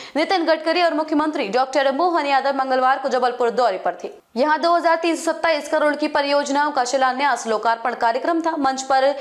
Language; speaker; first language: Hindi; native; Hindi